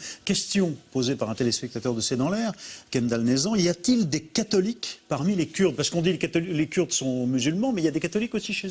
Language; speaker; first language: French; native; French